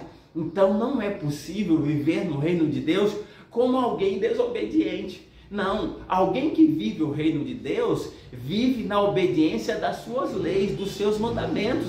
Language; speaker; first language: Portuguese; native; Portuguese